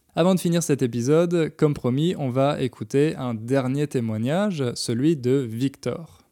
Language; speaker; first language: French; native; French